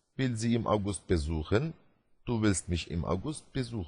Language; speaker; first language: German; non-native, fluent; Turkish